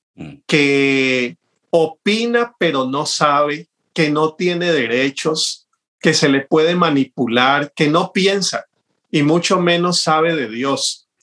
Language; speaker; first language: Spanish; native; Spanish